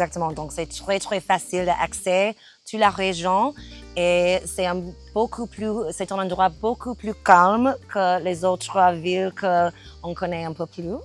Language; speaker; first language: French; non-native, fluent; English